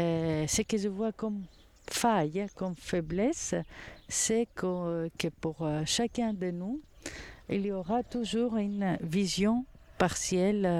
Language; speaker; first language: French; non-native, fluent; Greek